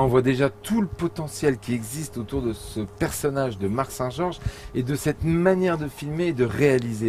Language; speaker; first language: French; native; French